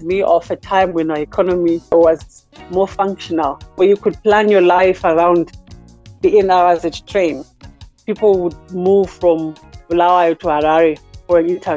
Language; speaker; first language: English; non-native, local second language; North Ndebele